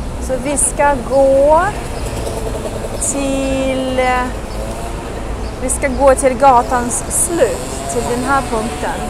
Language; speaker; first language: Swedish; non-native, fluent; Russian